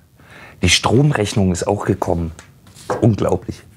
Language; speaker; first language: German; native; German